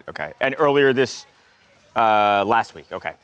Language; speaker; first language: English; native; English